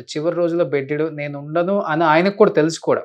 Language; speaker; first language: Telugu; native; Telugu